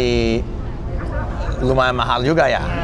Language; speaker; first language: Indonesian; non-native, fluent; English